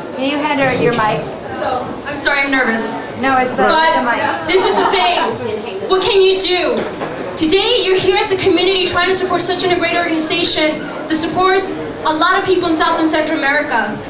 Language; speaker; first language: English; native; English